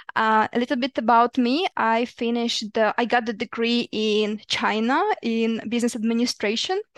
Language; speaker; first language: English; non-native, fluent; Ukrainian